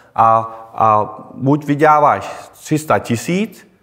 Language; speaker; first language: Czech; non-native, fluent; Vietnamese